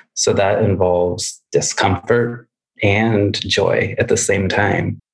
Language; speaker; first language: English; native; English